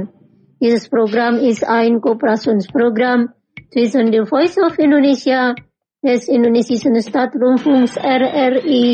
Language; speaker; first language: German; non-native, fluent; Indonesian